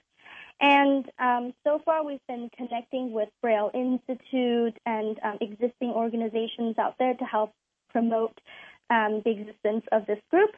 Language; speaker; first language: English; non-native, local second language; Cantonese